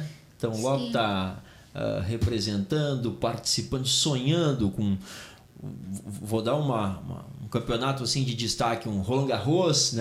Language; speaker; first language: Portuguese; native; Portuguese